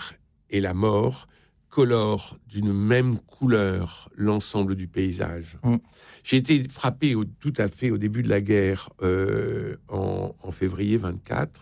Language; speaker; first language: French; native; French